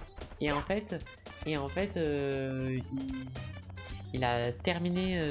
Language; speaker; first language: French; native; French